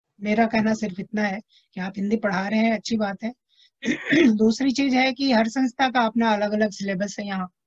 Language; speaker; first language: Hindi; native; Hindi